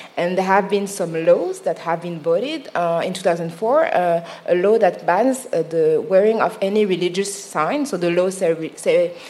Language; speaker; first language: English; non-native, fluent; French